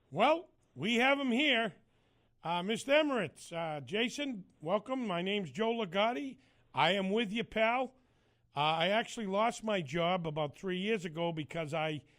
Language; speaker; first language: English; native; English